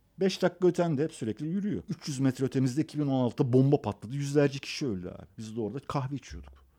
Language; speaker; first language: Turkish; early bilingual, other home language; Persian